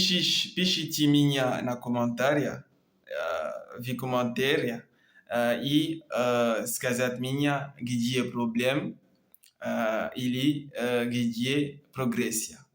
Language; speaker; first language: Russian; non-native, learner; French